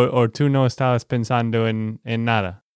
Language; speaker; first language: Spanish; non-native, learner; English